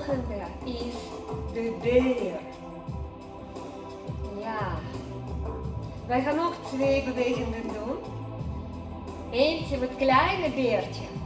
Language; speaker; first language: Dutch; non-native, learner; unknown